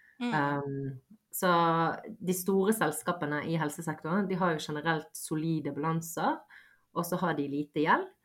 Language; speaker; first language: Norwegian; early bilingual, other home language; Bosnian